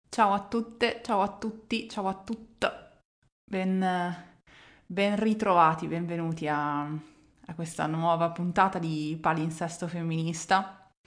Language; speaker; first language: Italian; native; Italian